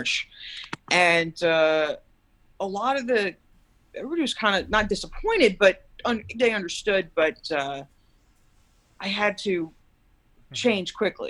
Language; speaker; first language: English; native; English